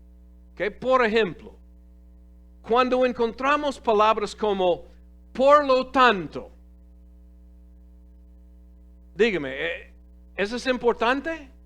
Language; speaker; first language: Spanish; non-native, fluent; English